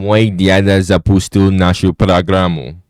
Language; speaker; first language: Russian; non-native, learner; English